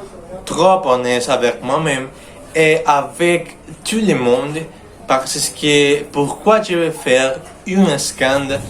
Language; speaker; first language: French; non-native, learner; Spanish